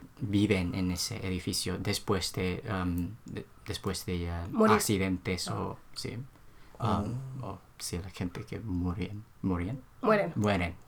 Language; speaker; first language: Spanish; non-native, learner; Korean